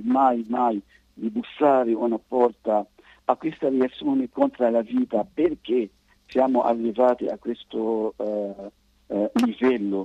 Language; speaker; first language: Italian; non-native, fluent; Arabic